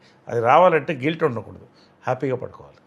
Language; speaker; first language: Telugu; native; Telugu